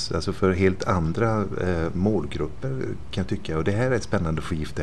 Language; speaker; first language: Swedish; native; Swedish